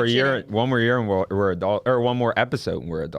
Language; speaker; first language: English; native; English